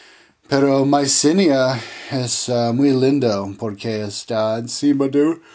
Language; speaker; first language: Spanish; non-native, learner; English